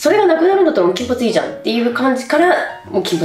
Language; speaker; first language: Japanese; native; Japanese